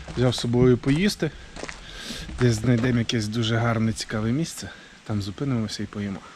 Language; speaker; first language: Ukrainian; non-native, local second language; Russian